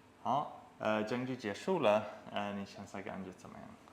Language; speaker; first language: Chinese; non-native, fluent; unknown